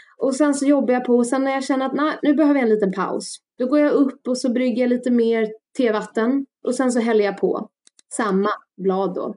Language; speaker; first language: Swedish; early bilingual, other home language; Russian